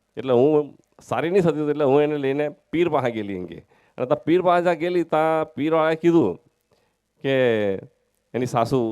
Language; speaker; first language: Gujarati; native; Gujarati